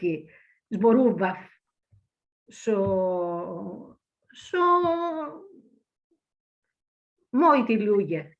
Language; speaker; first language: Macedonian; early bilingual, heritage; Greek